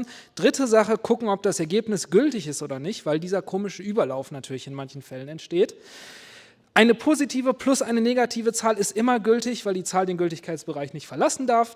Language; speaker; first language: German; native; German